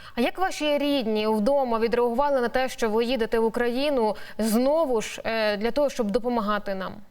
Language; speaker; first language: Ukrainian; native; Ukrainian